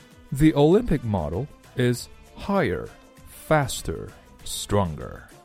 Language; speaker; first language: English; non-native, fluent; Chinese